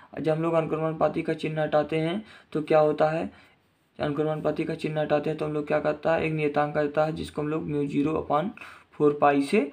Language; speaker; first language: Hindi; native; Hindi